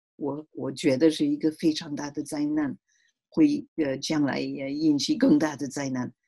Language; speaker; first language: Chinese; non-native, fluent; French